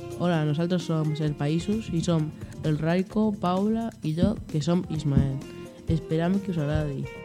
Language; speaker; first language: Catalan; non-native, local second language; Spanish